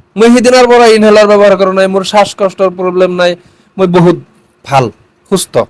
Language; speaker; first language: Assamese; non-native, local second language; Bangla